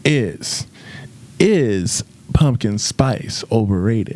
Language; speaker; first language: English; native; English